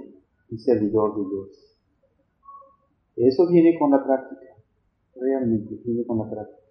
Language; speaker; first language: Spanish; non-native, fluent; French